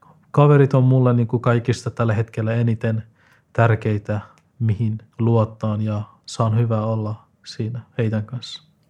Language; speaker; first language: Finnish; non-native, fluent; Persian